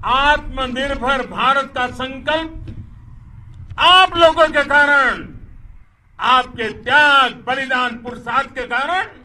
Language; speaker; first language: Hindi; non-native, local second language; Gujarati